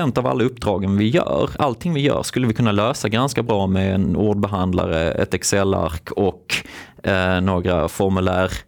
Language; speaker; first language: Swedish; native; Swedish